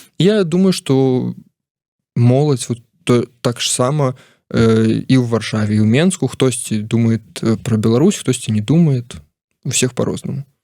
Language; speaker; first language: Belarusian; non-native, local second language; Russian